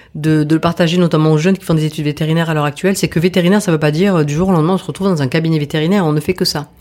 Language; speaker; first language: French; native; French